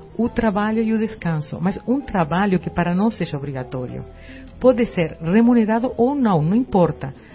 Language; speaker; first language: Portuguese; non-native, fluent; Spanish